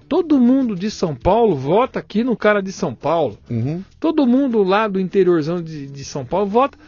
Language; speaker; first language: Portuguese; native; Portuguese